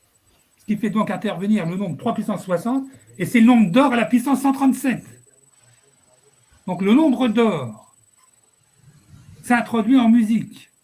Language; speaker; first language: French; native; French